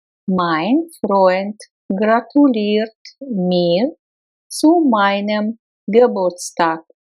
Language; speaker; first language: German; non-native, fluent; Russian